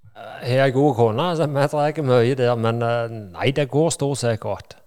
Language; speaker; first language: Norwegian; native; Norwegian